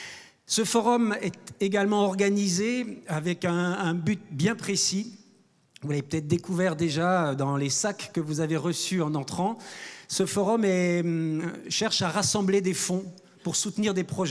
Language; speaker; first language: French; native; French